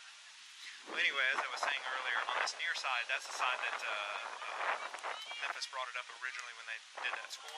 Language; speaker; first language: English; native; English